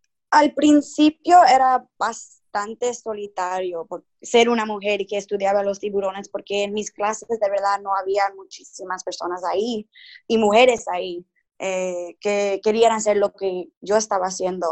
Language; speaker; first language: Spanish; early bilingual, heritage; Spanish